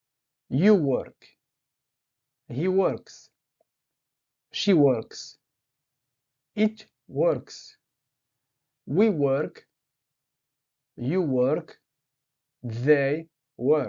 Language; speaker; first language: English; non-native, fluent; French